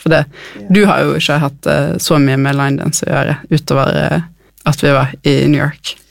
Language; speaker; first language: Norwegian; native; Norwegian